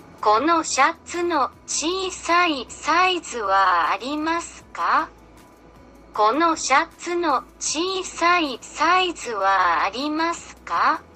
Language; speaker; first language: Japanese; non-native, learner; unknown